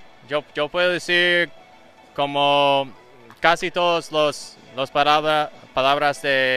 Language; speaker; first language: Spanish; non-native, learner; English